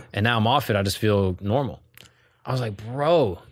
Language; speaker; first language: English; native; English